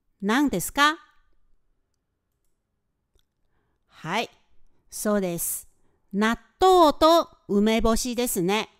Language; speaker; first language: Japanese; non-native, fluent; Chinese